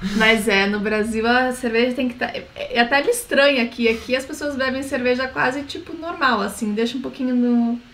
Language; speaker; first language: Portuguese; native; Portuguese